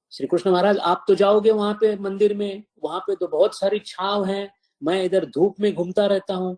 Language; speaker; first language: Hindi; non-native, local second language; Marathi